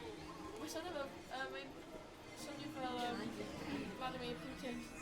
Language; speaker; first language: Welsh; non-native, local second language; English